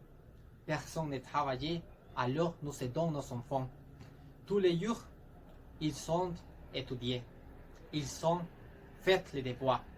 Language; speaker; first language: French; non-native, learner; Spanish